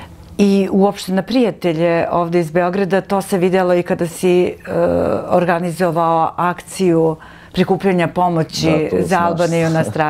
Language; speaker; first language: Serbian; native; Serbian